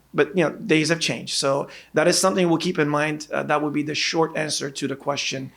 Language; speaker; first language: English; native; English